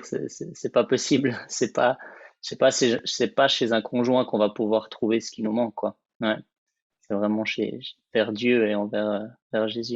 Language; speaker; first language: French; native; French